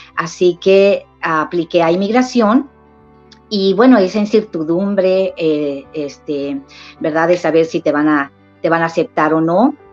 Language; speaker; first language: Spanish; native; Spanish